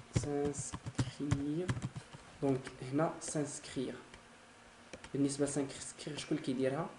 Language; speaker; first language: Arabic; native; Arabic